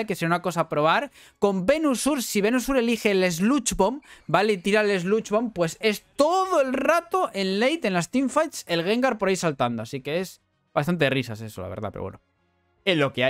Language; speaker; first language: Spanish; native; Spanish